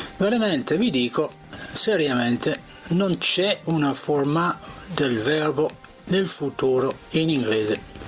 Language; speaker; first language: Italian; non-native, fluent; English